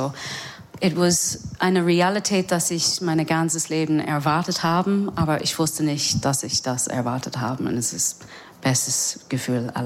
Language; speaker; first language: German; non-native, fluent; English